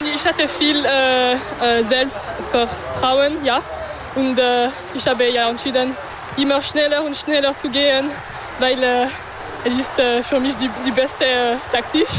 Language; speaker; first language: German; non-native, local second language; French